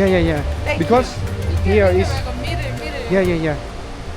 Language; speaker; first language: English; non-native, learner; Lao